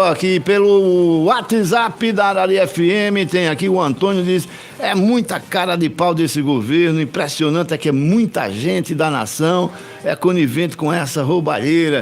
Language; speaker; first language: Portuguese; native; Portuguese